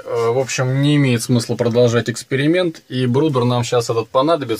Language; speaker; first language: Russian; native; Russian